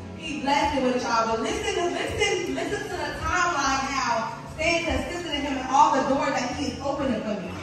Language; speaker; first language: English; native; English